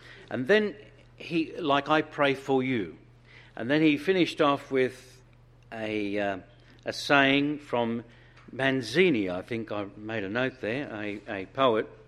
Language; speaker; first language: English; non-native, fluent; Italian